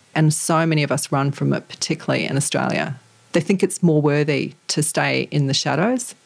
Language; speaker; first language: English; native; English